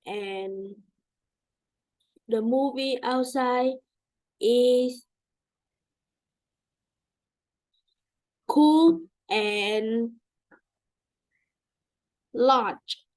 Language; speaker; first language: English; non-native, learner; Vietnamese